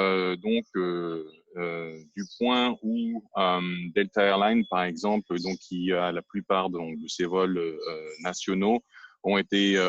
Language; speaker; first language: French; native; French